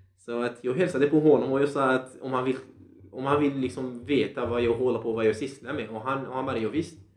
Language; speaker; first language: Swedish; non-native, fluent; Central Kurdish